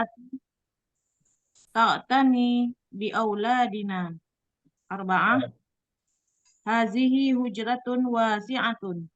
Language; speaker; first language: Arabic; non-native, learner; Indonesian